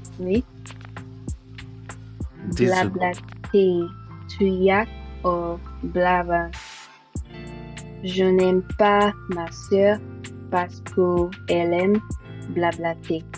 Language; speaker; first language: French; non-native, learner; Yoruba